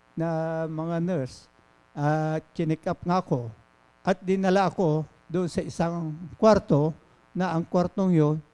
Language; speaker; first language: Filipino; non-native, local second language; Pangasinan